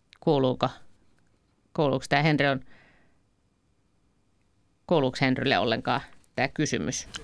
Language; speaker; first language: Finnish; native; Finnish